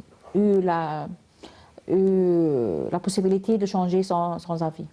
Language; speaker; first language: French; non-native, learner; Arabic